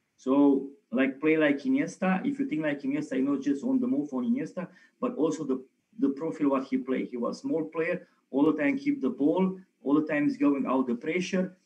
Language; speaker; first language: English; non-native, fluent; Romanian